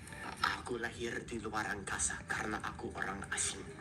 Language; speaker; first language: Indonesian; non-native, fluent; English